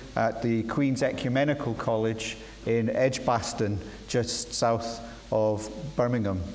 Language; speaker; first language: English; native; English